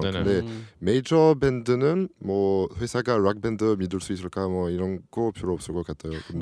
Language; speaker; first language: Korean; non-native, learner; French